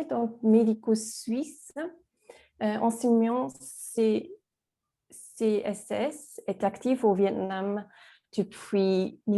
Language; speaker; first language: French; non-native, fluent; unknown